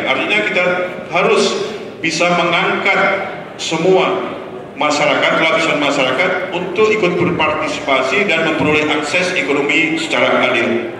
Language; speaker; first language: Indonesian; native; Indonesian